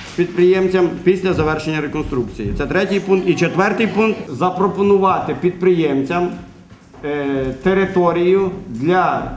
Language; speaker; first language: Ukrainian; native; Ukrainian